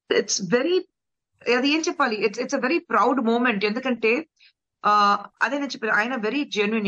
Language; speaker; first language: Telugu; non-native, local second language; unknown